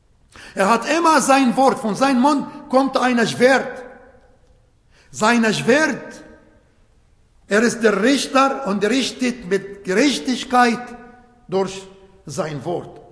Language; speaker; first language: German; non-native, fluent; Arabic